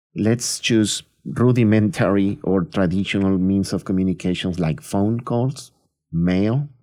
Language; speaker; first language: English; non-native, fluent; Spanish